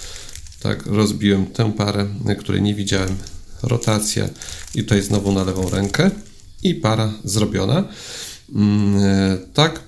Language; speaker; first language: Polish; native; Polish